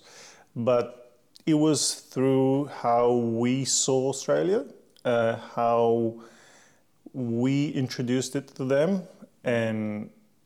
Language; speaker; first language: English; non-native, fluent; Slovenian